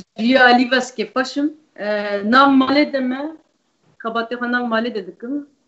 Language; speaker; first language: Kurdish; native; Kurdish